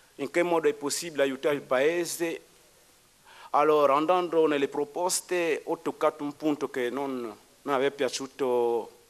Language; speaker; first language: Italian; non-native, fluent; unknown